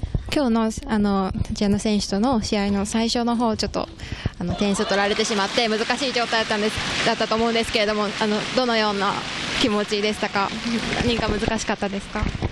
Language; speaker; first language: Japanese; native; Japanese